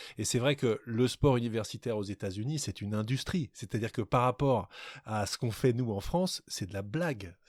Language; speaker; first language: French; non-native, fluent; English